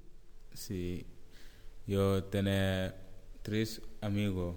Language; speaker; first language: Spanish; non-native, learner; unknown